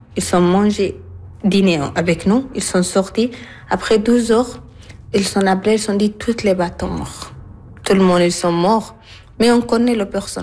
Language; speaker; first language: French; non-native, learner; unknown